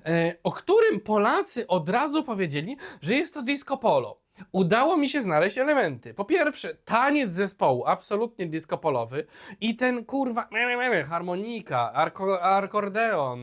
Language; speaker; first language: Polish; native; Polish